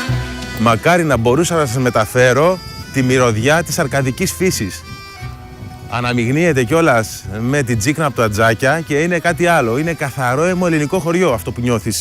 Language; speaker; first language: Greek; native; Greek